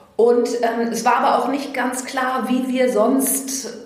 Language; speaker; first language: German; native; German